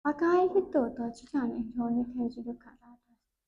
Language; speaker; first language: Japanese; non-native, learner; Burmese